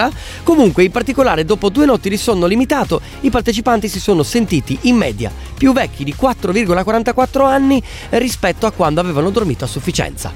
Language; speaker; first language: Italian; native; Italian